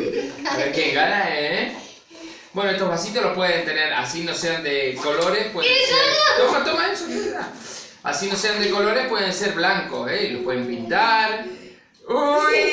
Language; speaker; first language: Spanish; native; Spanish